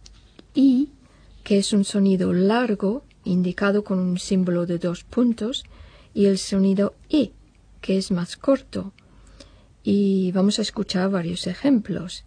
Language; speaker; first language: Spanish; non-native, fluent; English